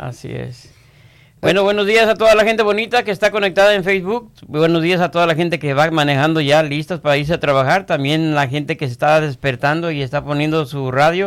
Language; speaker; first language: Spanish; native; Spanish